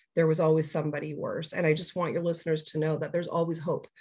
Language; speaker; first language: English; native; English